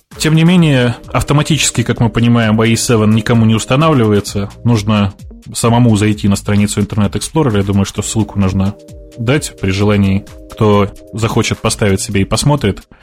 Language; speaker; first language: Russian; native; Russian